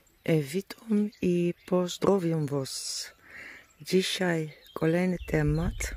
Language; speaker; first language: Polish; non-native, learner; Dutch